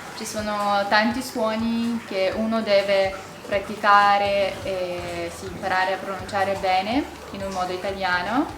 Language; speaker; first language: Italian; non-native, fluent; Russian